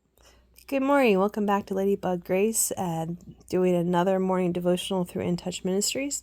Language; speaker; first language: English; native; English